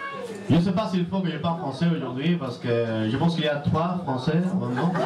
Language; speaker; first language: French; non-native, learner; Spanish